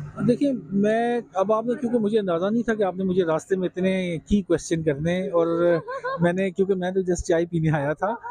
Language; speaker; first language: Urdu; non-native, local second language; Kashmiri